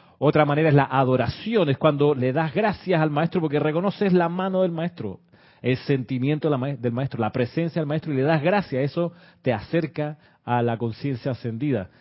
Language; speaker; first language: Spanish; native; Spanish